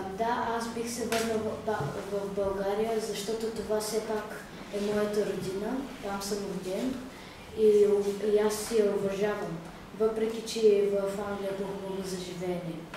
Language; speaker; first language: Bulgarian; early bilingual, other home language; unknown